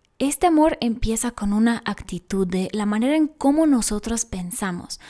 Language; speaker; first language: Spanish; non-native, fluent; Russian